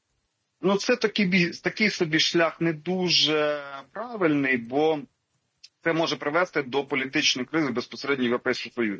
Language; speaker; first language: Ukrainian; native; Ukrainian